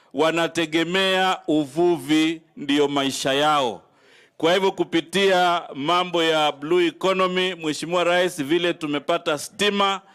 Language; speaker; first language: Swahili; native; Swahili